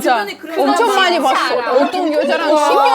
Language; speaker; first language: Korean; non-native, fluent; Russian